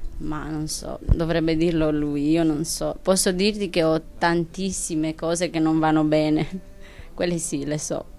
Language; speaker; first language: Italian; non-native, fluent; Romanian